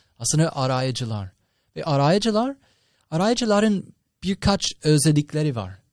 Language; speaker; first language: Turkish; non-native, fluent; English